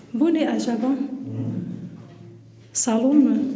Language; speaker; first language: Turkish; non-native, learner; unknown